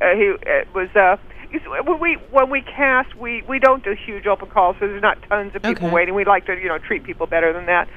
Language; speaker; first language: English; native; English